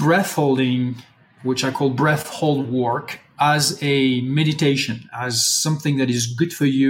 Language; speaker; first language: English; non-native, fluent; French